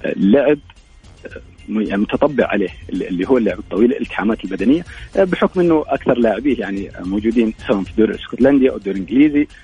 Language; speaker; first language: Arabic; native; Arabic